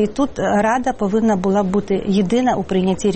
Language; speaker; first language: Ukrainian; native; Ukrainian